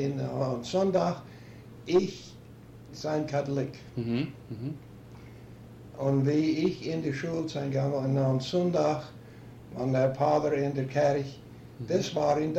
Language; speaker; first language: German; early bilingual, heritage; German